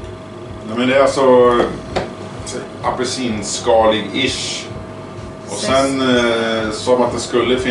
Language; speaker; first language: Swedish; native; Swedish